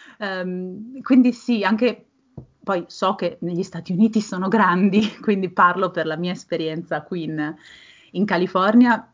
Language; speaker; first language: Italian; native; Italian